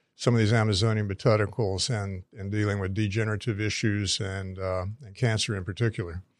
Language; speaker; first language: English; native; English